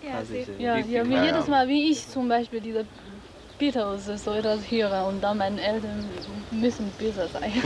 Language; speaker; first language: German; non-native, learner; Chinese